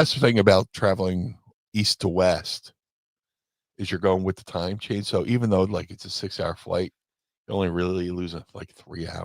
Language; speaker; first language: English; native; English